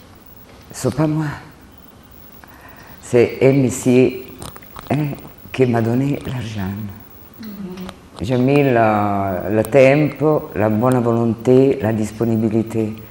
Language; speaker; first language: French; non-native, learner; Italian